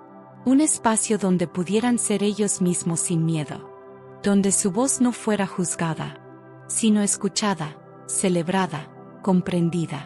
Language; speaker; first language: Spanish; native; Spanish